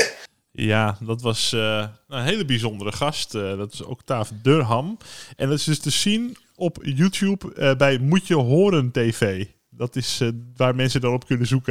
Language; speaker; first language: Dutch; native; Dutch